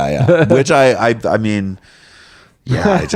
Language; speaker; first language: English; native; English